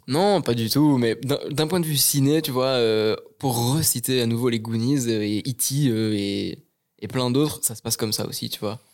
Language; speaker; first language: French; native; French